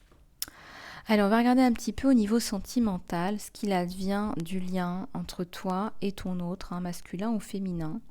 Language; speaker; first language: French; native; French